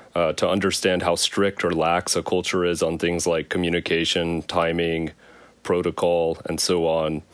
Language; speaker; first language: English; native; English